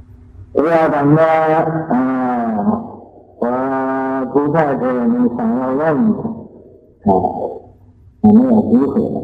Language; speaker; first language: Chinese; native; Chinese